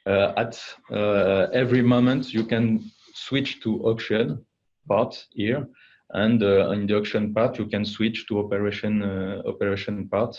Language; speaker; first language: English; non-native, fluent; French